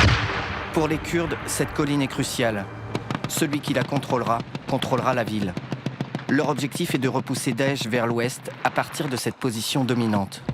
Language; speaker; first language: French; native; French